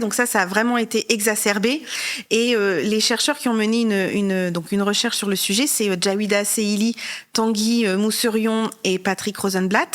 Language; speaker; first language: French; native; French